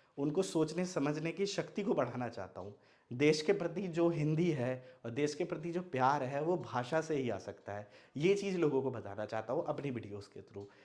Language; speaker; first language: Hindi; non-native, local second language; Maithili